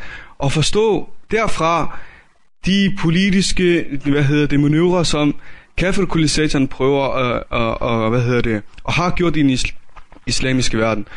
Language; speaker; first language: Danish; native; Danish